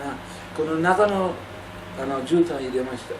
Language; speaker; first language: Japanese; non-native, learner; Persian